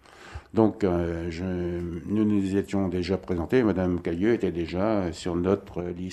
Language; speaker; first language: French; native; French